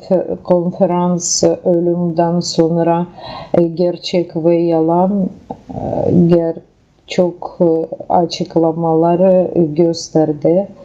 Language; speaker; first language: Turkish; non-native, learner; Russian